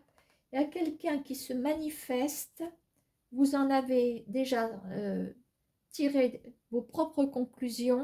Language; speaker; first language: French; native; French